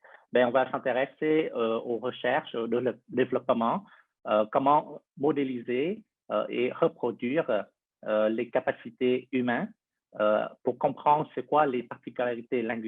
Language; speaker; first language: French; non-native, fluent; Vietnamese